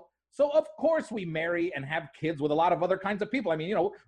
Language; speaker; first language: English; native; English